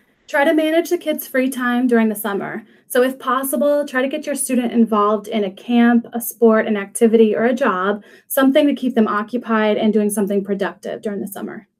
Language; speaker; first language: English; native; English